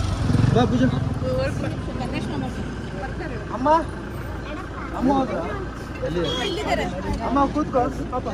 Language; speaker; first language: Kannada; native; Kannada